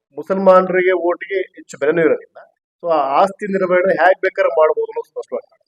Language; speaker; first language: Kannada; native; Kannada